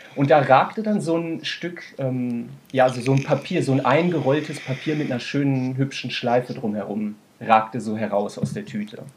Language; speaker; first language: German; native; German